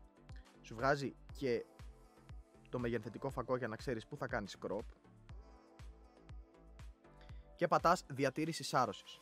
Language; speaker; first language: Greek; native; Greek